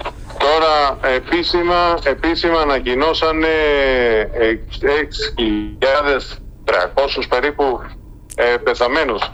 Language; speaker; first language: Greek; early bilingual, heritage; Spanish